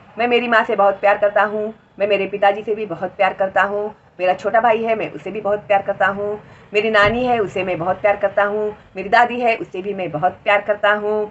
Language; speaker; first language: Hindi; non-native, local second language; Marathi